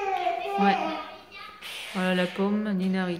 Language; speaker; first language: French; native; French